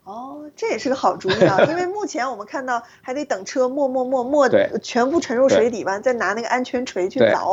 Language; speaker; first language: Chinese; native; Chinese